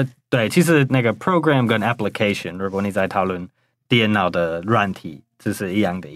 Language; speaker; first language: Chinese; non-native, fluent; English